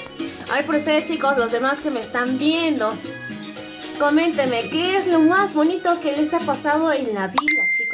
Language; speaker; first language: Spanish; native; Spanish